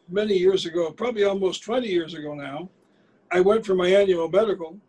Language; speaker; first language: English; native; English